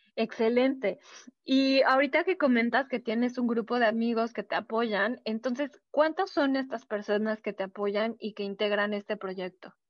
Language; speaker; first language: Spanish; native; Spanish